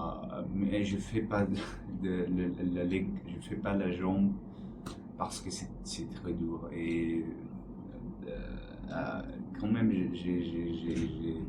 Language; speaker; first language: French; non-native, learner; Arabic